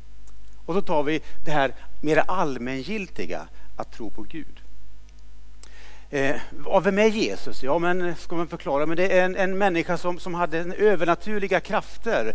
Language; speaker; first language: Swedish; native; Swedish